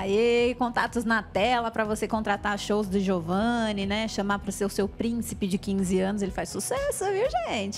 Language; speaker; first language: Portuguese; native; Portuguese